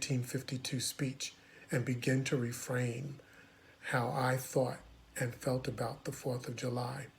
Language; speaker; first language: English; native; English